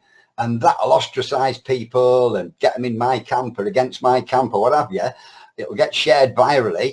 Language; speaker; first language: English; native; English